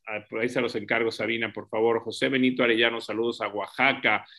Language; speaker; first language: Spanish; native; Spanish